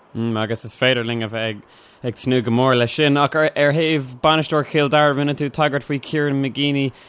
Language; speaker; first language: Irish; non-native, local second language; English